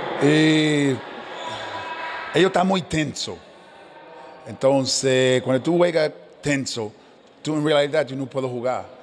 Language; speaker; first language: Spanish; non-native, learner; English